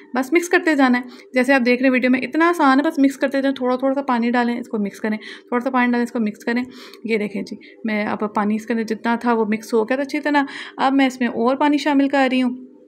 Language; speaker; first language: Urdu; native; Urdu